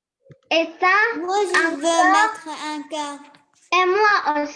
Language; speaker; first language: French; non-native, learner; Arabic